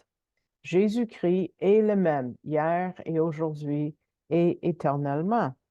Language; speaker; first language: French; native; French